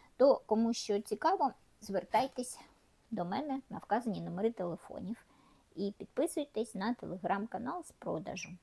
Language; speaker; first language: Ukrainian; non-native, local second language; Russian